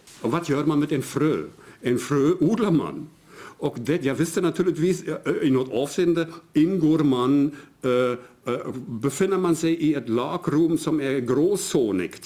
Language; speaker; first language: Swedish; non-native, fluent; German